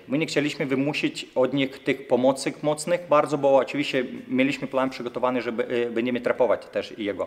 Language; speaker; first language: Polish; non-native, fluent; Lithuanian